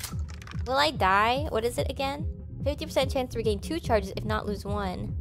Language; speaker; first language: English; native; English